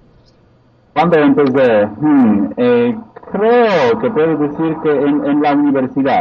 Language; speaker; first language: Spanish; non-native, fluent; Polish